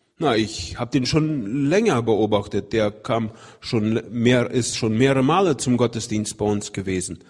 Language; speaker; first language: German; non-native, fluent; Russian